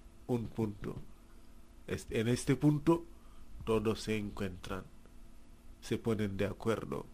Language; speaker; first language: Spanish; non-native, fluent; Wolof